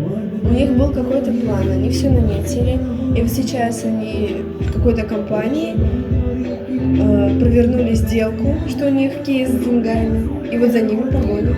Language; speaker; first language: Russian; native; Russian